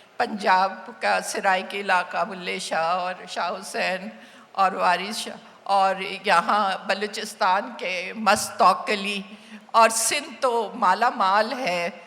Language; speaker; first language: Urdu; native; Urdu